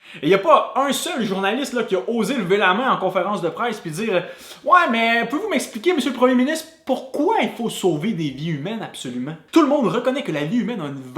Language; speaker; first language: French; native; French